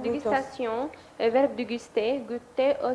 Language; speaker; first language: French; non-native, learner; Arabic